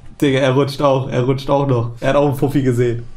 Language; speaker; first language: German; native; German